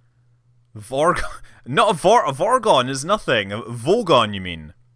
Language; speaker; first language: English; native; English